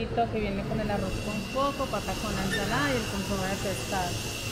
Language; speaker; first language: Spanish; native; Spanish